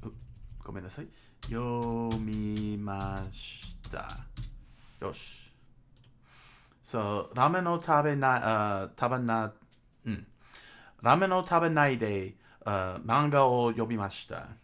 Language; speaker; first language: Japanese; non-native, learner; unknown